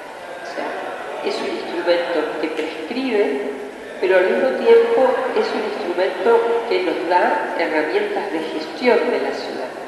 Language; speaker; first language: Spanish; native; Spanish